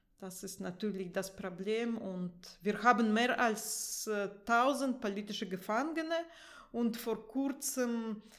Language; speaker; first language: German; non-native, fluent; Russian